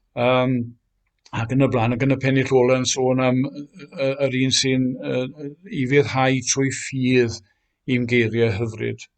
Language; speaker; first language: Welsh; native; Welsh